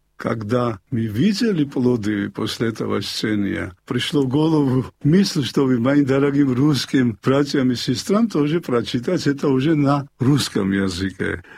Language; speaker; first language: Russian; non-native, local second language; Georgian